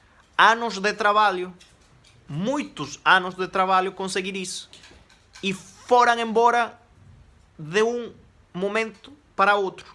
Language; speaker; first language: Portuguese; non-native, fluent; Spanish